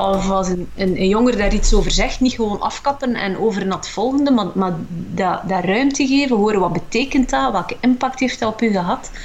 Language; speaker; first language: Dutch; early bilingual, other home language; Arabic